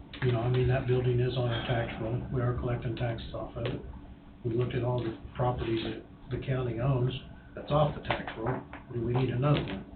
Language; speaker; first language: English; native; English